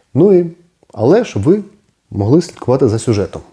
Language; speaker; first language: Ukrainian; non-native, local second language; Russian